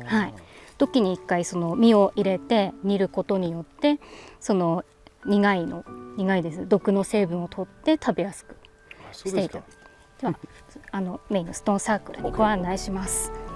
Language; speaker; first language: Japanese; native; Japanese